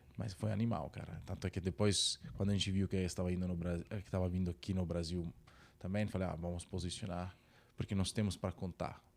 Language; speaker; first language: Portuguese; non-native, fluent; Italian